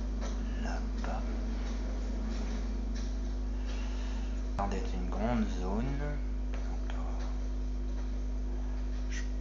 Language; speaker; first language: French; native; French